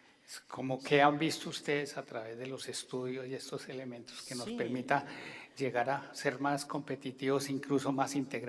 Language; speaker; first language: Spanish; native; Spanish